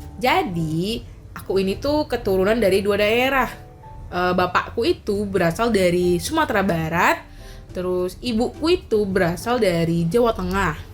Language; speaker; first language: Indonesian; native; Indonesian